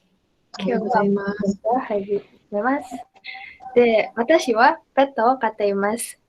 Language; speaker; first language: Japanese; non-native, learner; Indonesian